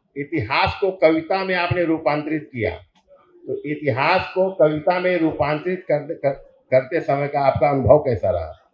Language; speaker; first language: Hindi; native; Hindi